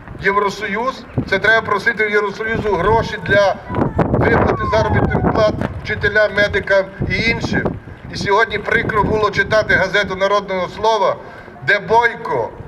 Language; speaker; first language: Ukrainian; native; Ukrainian